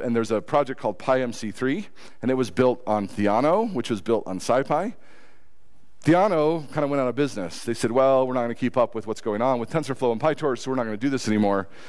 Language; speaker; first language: English; native; English